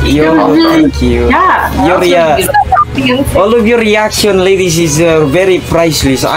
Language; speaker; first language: English; non-native, local second language; Filipino